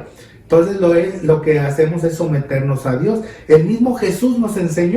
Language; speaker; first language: Spanish; native; Spanish